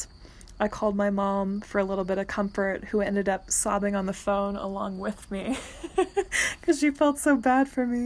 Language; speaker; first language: English; native; English